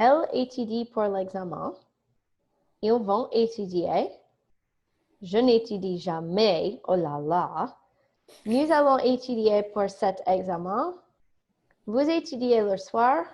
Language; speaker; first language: French; non-native, fluent; English